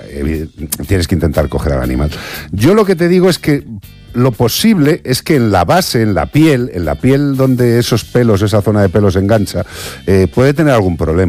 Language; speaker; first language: Spanish; native; Spanish